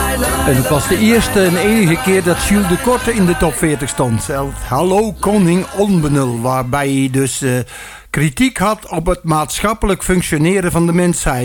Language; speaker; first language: Dutch; native; Dutch